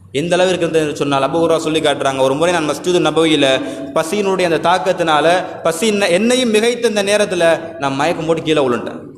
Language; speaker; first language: Tamil; native; Tamil